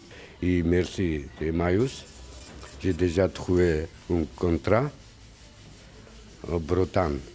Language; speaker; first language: French; non-native, learner; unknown